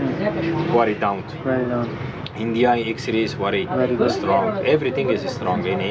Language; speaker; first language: English; non-native, learner; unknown